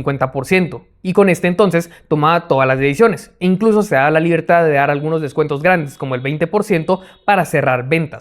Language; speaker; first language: Spanish; native; Spanish